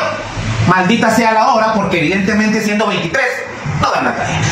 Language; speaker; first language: Spanish; native; Spanish